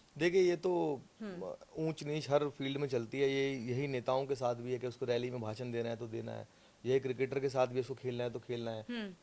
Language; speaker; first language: Hindi; native; Hindi